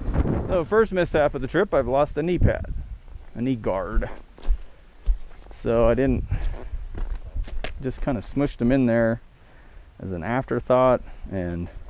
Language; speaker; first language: English; native; English